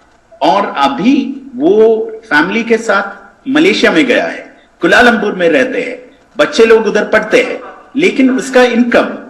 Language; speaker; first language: Hindi; non-native, fluent; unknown